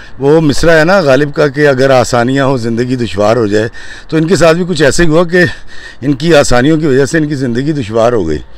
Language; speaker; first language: Urdu; non-native, local second language; Punjabi